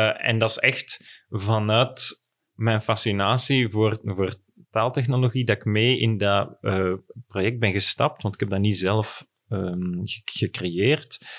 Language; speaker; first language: Dutch; native; Dutch